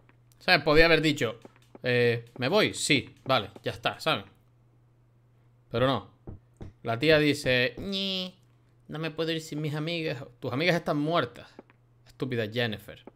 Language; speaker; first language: Spanish; native; Spanish